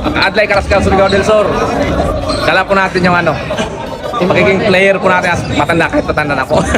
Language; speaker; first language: Filipino; non-native, local second language; Cebuano